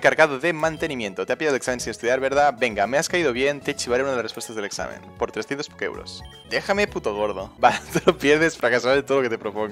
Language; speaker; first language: Spanish; native; Spanish